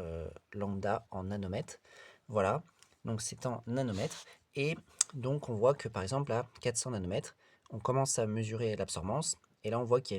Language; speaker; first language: French; native; French